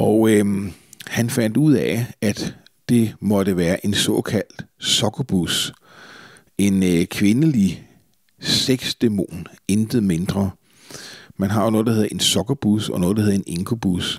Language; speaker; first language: Danish; native; Danish